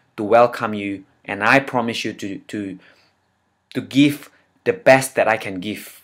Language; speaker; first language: English; non-native, fluent; Indonesian